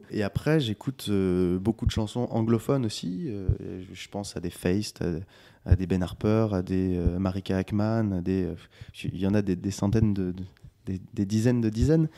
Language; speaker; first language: French; native; French